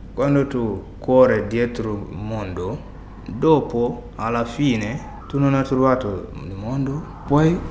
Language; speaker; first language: Italian; non-native, fluent; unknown